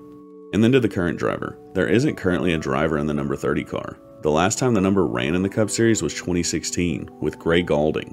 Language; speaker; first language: English; native; English